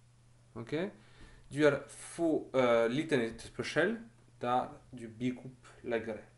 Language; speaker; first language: Norwegian; non-native, fluent; French